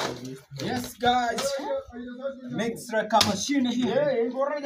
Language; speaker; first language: English; non-native, learner; Swahili